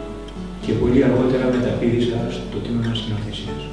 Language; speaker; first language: Greek; native; Greek